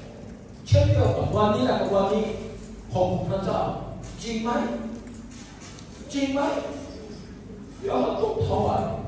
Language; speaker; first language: Thai; non-native, local second language; Lahu